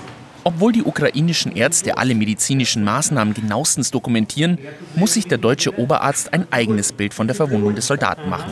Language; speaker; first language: German; native; German